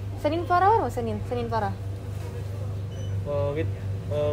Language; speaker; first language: Turkish; non-native, learner; Indonesian